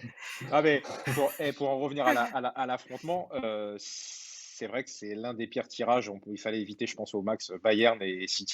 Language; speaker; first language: French; native; French